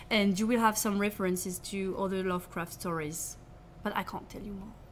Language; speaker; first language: English; non-native, fluent; French